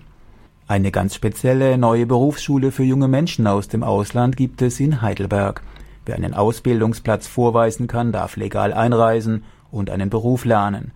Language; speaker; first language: German; native; German